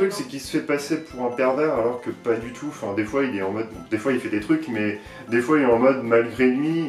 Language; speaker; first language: French; native; French